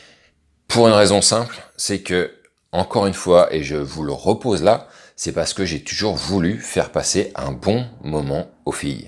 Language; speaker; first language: French; native; French